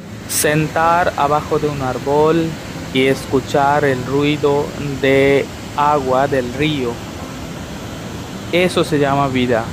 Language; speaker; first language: Spanish; non-native, learner; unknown